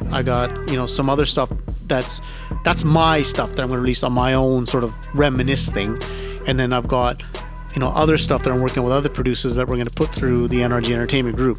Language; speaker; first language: English; early bilingual, other home language; Punjabi